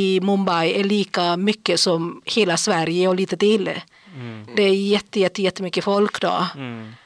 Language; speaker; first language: Swedish; non-native, fluent; English